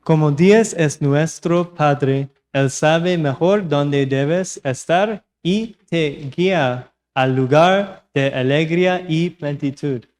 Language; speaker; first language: Spanish; non-native, learner; English